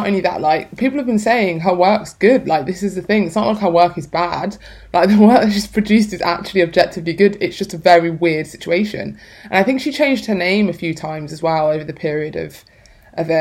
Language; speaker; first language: English; native; English